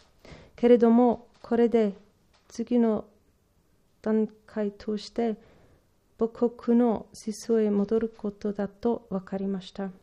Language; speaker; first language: Japanese; non-native, learner; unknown